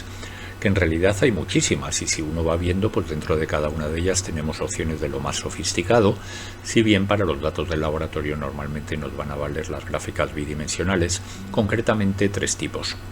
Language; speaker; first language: Spanish; native; Spanish